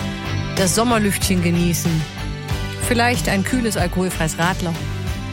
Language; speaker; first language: German; native; German